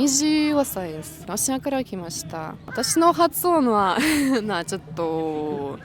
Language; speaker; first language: Japanese; non-native, learner; Russian